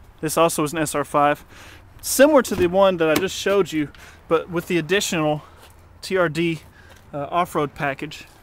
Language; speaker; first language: English; native; English